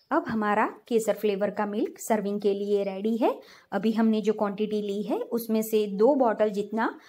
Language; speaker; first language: Hindi; non-native, local second language; Gujarati